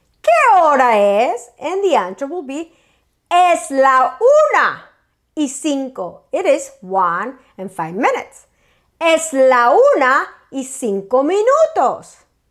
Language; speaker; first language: Spanish; native; Spanish